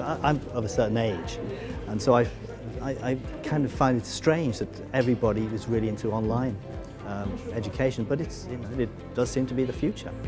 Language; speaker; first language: English; native; English